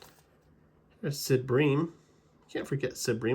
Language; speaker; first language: English; native; English